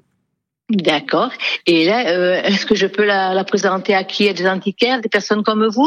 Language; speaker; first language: French; native; French